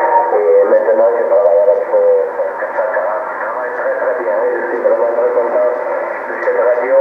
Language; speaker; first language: French; non-native, fluent; Italian